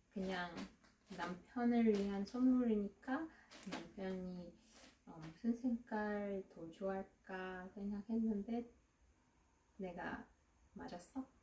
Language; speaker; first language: Korean; non-native, fluent; Russian